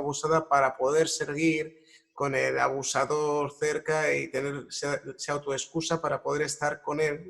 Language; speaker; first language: Spanish; native; Spanish